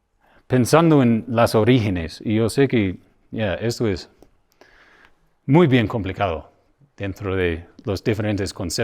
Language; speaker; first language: Spanish; non-native, fluent; English